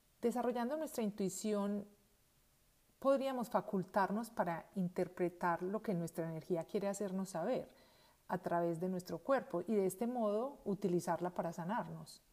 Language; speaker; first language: Spanish; native; Spanish